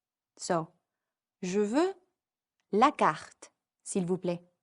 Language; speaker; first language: French; non-native, fluent; English